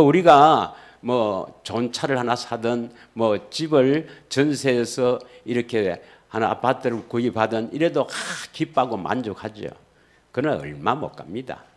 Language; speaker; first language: Korean; native; Korean